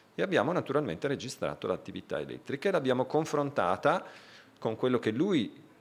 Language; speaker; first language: Italian; native; Italian